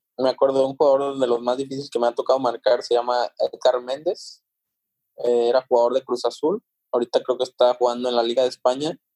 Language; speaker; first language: Spanish; native; Spanish